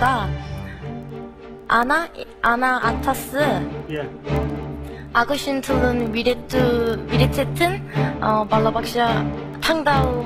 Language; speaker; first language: Kazakh; non-native, learner; Korean